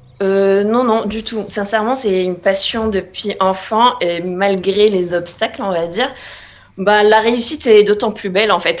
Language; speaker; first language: French; non-native, local second language; Arabic